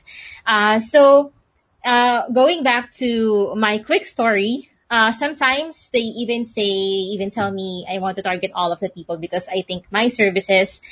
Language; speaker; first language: English; non-native, local second language; Filipino